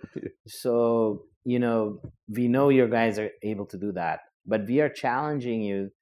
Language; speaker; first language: English; non-native, fluent; Portuguese